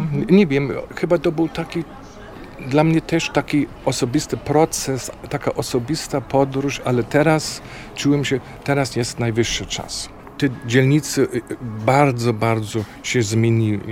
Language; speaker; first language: Polish; non-native, fluent; German